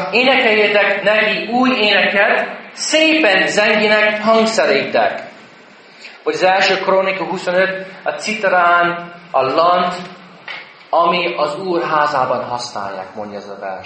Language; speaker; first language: Hungarian; non-native, fluent; English